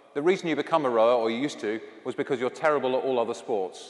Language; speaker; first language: English; native; English